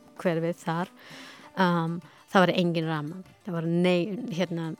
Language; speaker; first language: Icelandic; non-native, learner; Persian